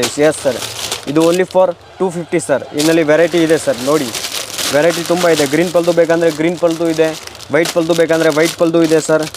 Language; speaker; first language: Kannada; non-native, local second language; Hindi